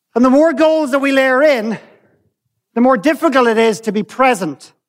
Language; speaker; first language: English; native; English